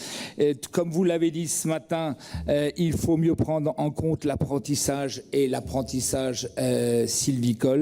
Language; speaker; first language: French; native; French